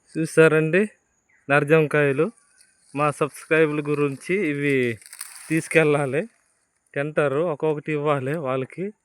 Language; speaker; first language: Telugu; non-native, local second language; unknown